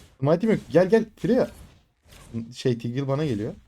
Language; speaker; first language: Turkish; native; Turkish